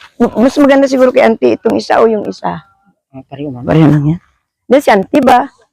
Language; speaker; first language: Filipino; non-native, local second language; Hiligaynon